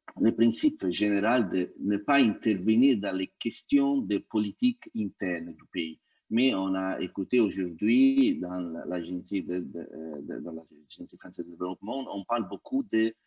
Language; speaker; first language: French; non-native, fluent; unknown